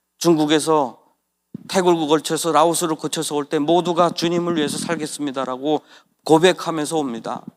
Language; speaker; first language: Korean; native; Korean